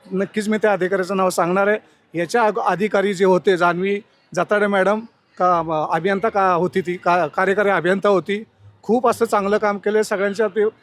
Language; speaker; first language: Marathi; native; Marathi